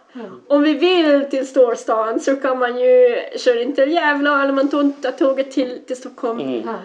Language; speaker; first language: Swedish; non-native, fluent; Dutch